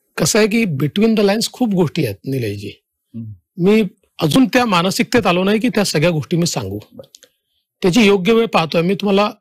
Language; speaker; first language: Marathi; native; Marathi